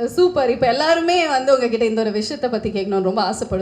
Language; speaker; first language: Tamil; native; Tamil